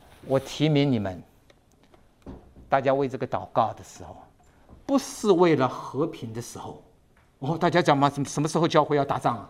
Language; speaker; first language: Chinese; native; Chinese